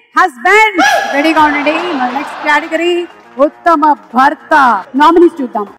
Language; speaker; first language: Telugu; non-native, local second language; Malayalam